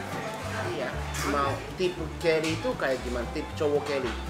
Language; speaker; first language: Indonesian; non-native, fluent; Japanese